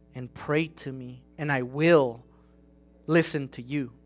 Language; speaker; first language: English; non-native, fluent; Spanish